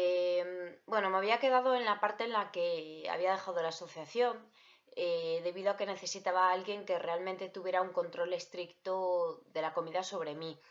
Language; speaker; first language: Spanish; native; Spanish